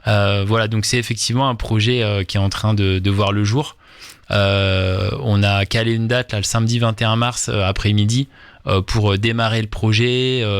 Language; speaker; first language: French; native; French